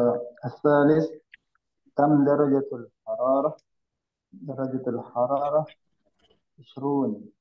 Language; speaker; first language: Arabic; non-native, learner; Indonesian